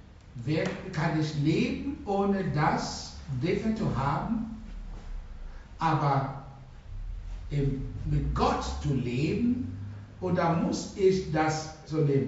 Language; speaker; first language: German; non-native, learner; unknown